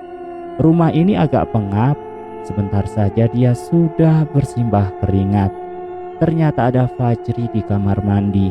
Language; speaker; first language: Indonesian; native; Indonesian